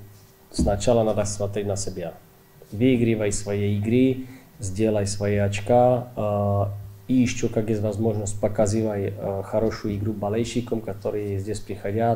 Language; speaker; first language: Russian; non-native, fluent; Czech